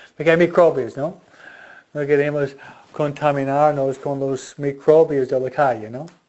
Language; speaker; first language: Spanish; non-native, fluent; English